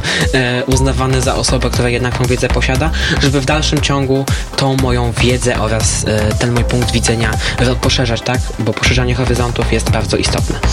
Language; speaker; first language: Polish; native; Polish